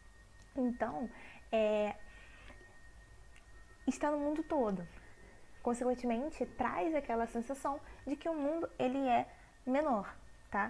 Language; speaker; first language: Portuguese; native; Portuguese